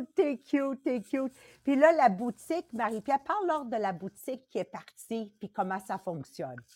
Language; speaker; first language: French; native; French